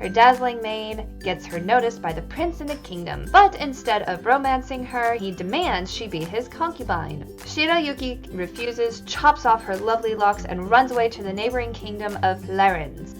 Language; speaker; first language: English; native; English